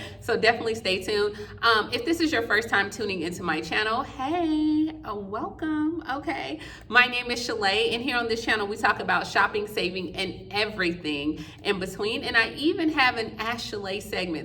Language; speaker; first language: English; native; English